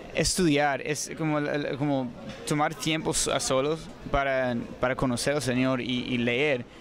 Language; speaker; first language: Spanish; non-native, fluent; English